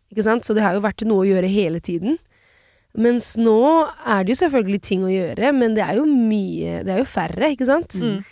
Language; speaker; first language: Norwegian; non-native, fluent; Italian